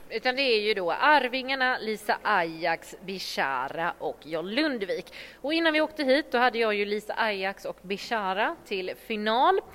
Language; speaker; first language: Swedish; native; Swedish